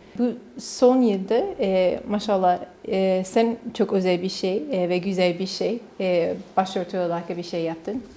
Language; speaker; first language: Turkish; non-native, learner; English